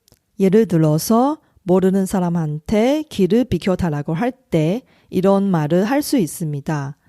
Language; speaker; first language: Korean; non-native, fluent; Chinese